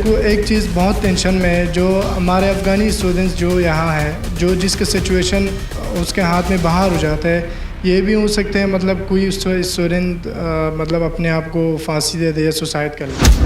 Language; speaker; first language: Hindi; non-native, learner; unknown